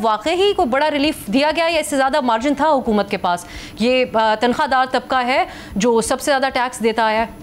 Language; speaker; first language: Urdu; native; Urdu